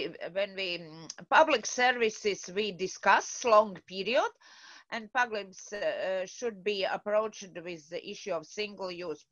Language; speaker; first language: English; non-native, learner; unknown